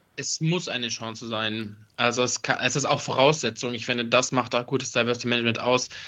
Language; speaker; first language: German; early bilingual, other home language; Arabic